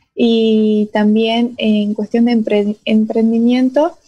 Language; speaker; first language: Spanish; non-native, local second language; Portuguese